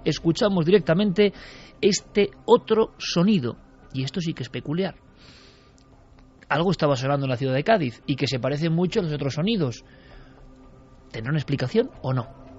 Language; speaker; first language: Spanish; native; Spanish